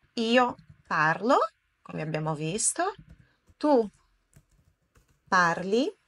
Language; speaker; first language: Italian; non-native, fluent; Portuguese